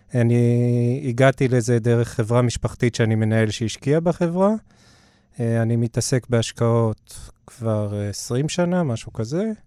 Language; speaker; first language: Hebrew; early bilingual, other home language; English